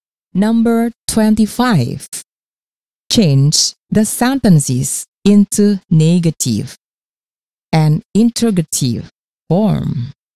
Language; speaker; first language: English; non-native, fluent; Indonesian